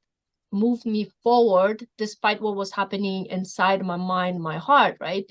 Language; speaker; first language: English; non-native, fluent; Polish